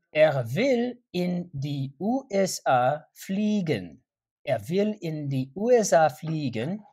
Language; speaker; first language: German; non-native, learner; English